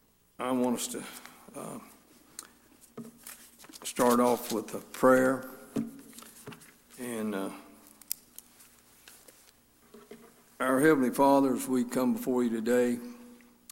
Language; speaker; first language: English; native; English